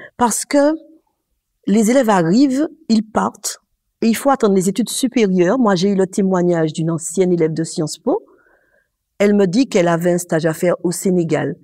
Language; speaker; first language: French; native; French